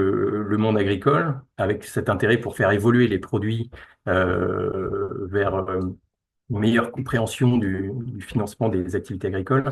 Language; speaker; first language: French; native; French